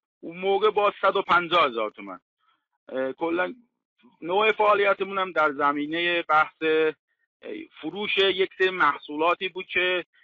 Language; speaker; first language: Persian; non-native, local second language; Azerbaijani